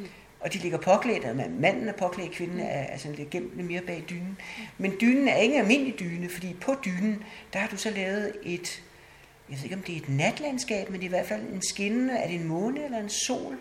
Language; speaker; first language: Danish; native; Danish